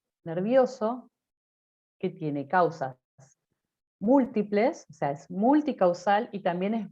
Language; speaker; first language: Spanish; native; Spanish